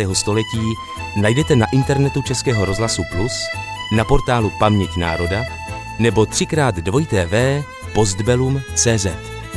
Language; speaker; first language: Czech; native; Czech